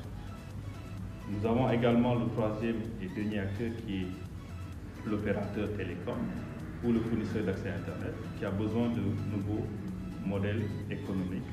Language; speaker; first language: French; non-native, local second language; Wolof